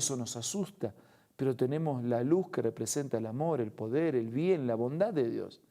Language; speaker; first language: Spanish; native; Spanish